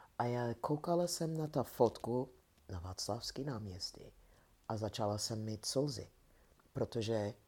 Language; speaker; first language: Czech; non-native, learner; English